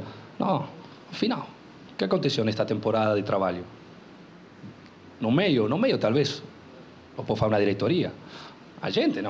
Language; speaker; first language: Portuguese; non-native, local second language; Spanish